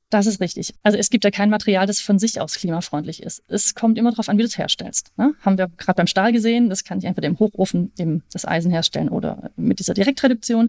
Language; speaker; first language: German; native; German